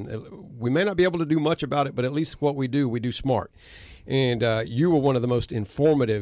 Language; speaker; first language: English; native; English